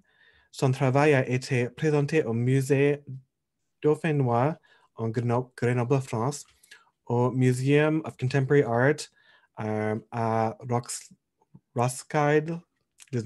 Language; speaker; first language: French; non-native, local second language; English